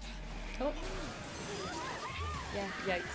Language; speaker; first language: English; native; English